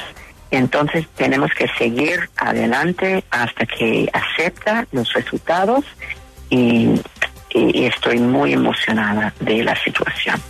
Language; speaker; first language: Spanish; non-native, fluent; English